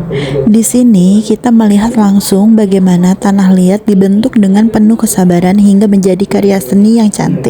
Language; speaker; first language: Indonesian; native; Indonesian